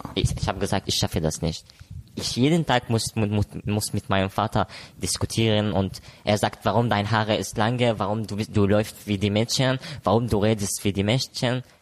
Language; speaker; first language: German; non-native, learner; Arabic